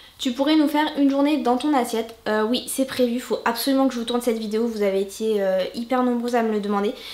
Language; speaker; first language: French; native; French